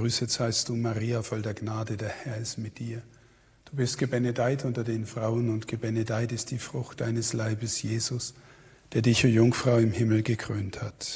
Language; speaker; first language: German; native; German